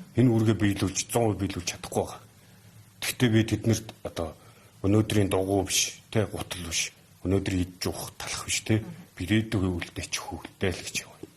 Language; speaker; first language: Mongolian; native; Mongolian